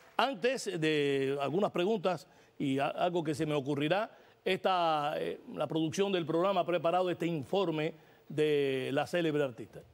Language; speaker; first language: Spanish; native; Spanish